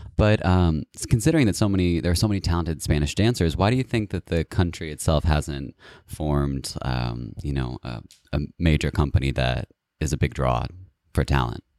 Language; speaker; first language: English; native; English